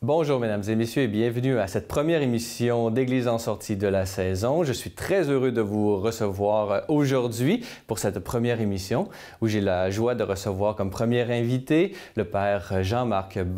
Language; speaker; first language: French; native; French